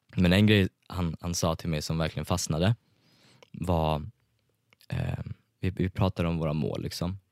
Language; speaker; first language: Swedish; early bilingual, other home language; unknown